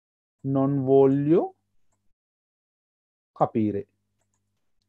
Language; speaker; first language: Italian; non-native, fluent; Sinhala